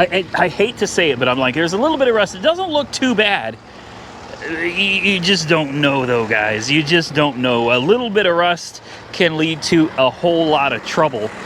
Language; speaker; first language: English; native; English